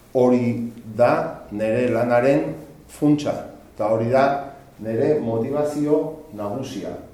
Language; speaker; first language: Basque; non-native, local second language; Spanish